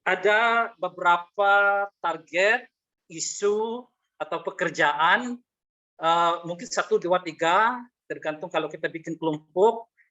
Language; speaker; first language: Indonesian; non-native, fluent; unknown